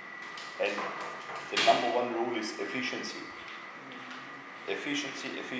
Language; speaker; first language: English; non-native, fluent; German